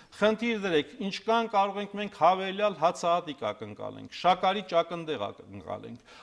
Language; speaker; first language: Armenian; native; Armenian